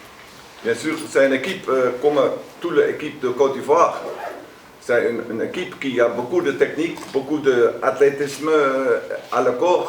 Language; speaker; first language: French; non-native, learner; Dutch